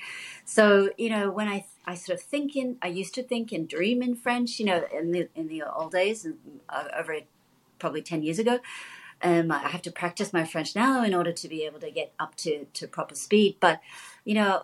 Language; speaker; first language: English; native; English